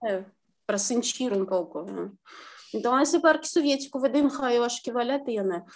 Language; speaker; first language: Portuguese; non-native, fluent; Russian